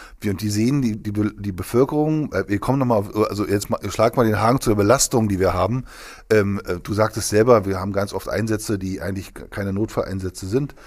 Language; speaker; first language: German; native; German